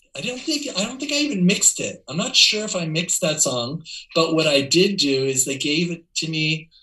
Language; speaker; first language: English; native; English